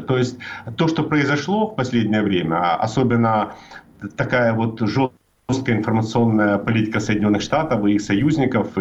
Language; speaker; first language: Russian; native; Russian